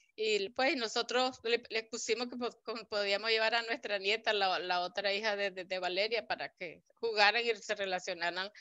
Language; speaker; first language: Spanish; native; Spanish